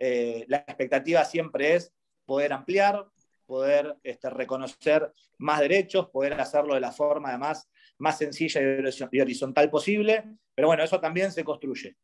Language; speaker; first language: Spanish; native; Spanish